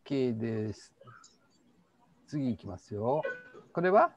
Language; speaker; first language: Japanese; native; Japanese